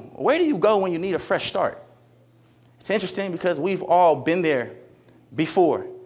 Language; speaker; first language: English; native; English